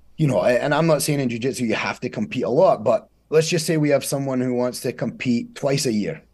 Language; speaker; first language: English; native; English